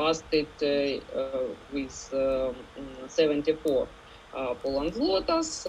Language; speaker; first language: English; non-native, fluent; Ukrainian